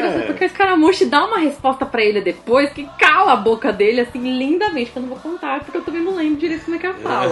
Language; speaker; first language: Portuguese; native; Portuguese